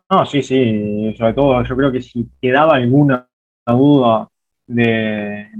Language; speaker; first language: Spanish; native; Spanish